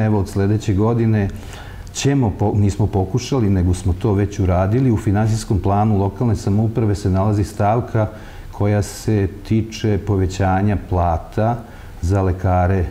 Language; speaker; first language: Serbian; native; Serbian